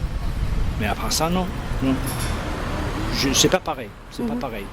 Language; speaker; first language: French; non-native, fluent; English